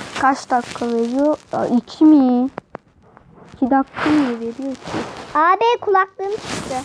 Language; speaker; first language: Turkish; native; Turkish